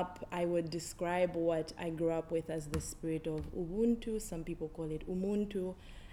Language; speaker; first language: English; non-native, local second language; Nyanja